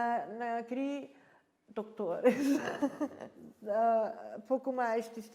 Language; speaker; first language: Portuguese; non-native, learner; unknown